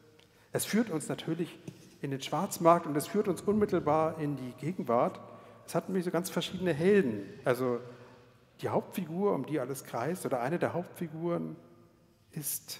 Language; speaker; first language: German; native; German